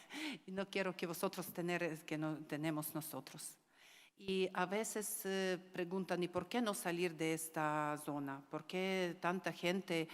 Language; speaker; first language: Spanish; non-native, learner; Ukrainian